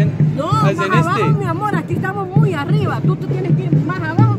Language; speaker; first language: Spanish; native; Spanish